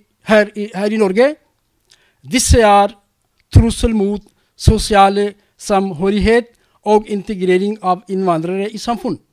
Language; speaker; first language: Norwegian; non-native, learner; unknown